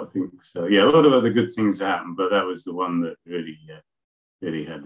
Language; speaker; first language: English; native; English